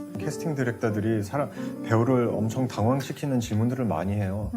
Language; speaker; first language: Korean; early bilingual, heritage; Korean